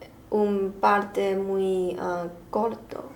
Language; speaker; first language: Spanish; non-native, learner; Chinese